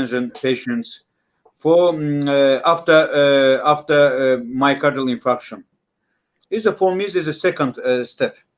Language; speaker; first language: English; non-native, learner; Russian